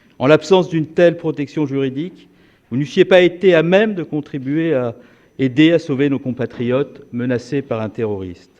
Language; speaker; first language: French; native; French